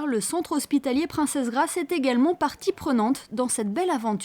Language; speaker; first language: French; native; French